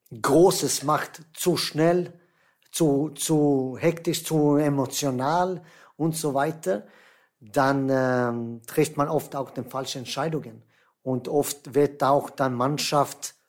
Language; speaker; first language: German; non-native, fluent; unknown